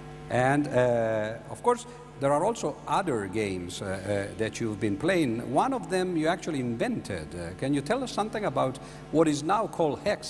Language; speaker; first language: English; non-native, fluent; Italian